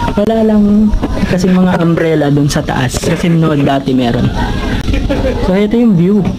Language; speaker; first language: Filipino; non-native, local second language; Iloko